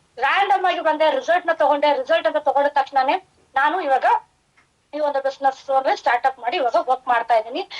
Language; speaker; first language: Kannada; non-native, fluent; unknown